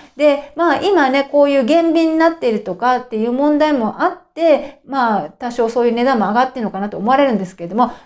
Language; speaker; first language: Japanese; native; Japanese